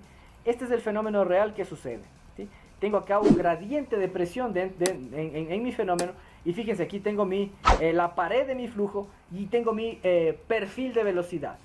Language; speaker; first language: Spanish; native; Spanish